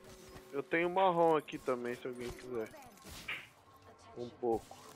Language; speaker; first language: Portuguese; native; Portuguese